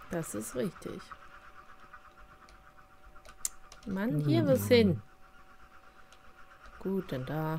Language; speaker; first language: German; native; German